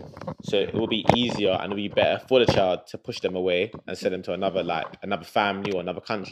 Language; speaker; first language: English; native; English